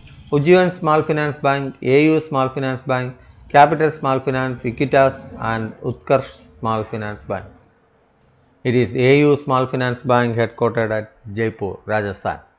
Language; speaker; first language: English; non-native, local second language; Malayalam